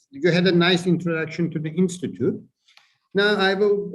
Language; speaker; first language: English; non-native, fluent; Turkish